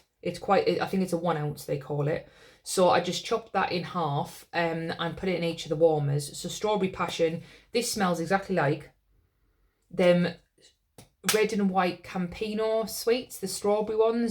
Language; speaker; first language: English; native; English